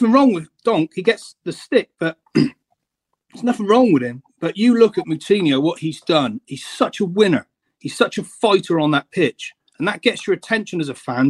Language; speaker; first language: English; native; English